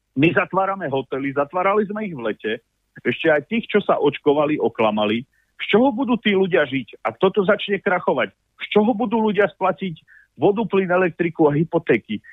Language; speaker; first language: Slovak; native; Slovak